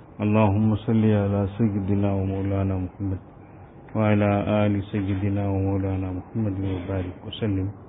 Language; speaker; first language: Urdu; native; Urdu